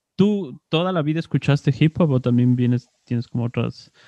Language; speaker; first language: Spanish; native; Spanish